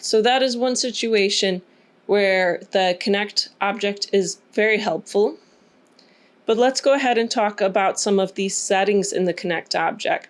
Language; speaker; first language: English; native; English